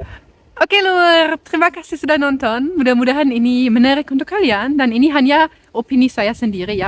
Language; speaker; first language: Indonesian; non-native, fluent; German